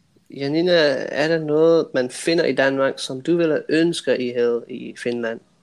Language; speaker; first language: Danish; native; Danish